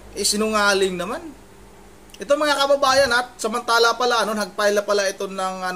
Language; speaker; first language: Filipino; native; Filipino